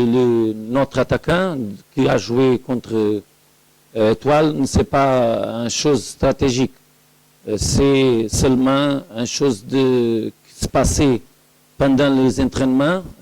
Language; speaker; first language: French; non-native, learner; Portuguese